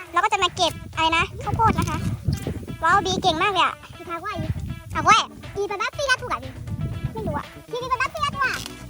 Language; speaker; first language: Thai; non-native, local second language; Karen languages